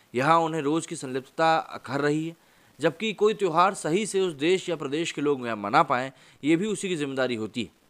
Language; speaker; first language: Hindi; native; Hindi